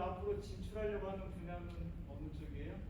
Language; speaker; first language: Korean; native; Korean